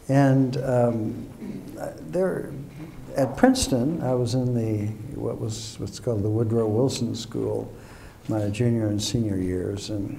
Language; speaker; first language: English; native; English